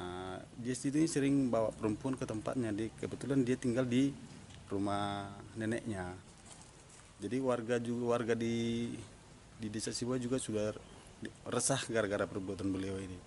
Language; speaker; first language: Indonesian; native; Indonesian